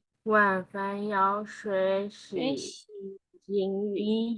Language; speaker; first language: Chinese; non-native, learner; Burmese